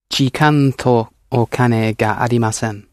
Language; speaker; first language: Japanese; non-native, learner; English